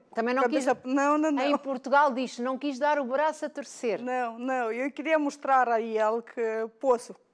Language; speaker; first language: Portuguese; non-native, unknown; Romanian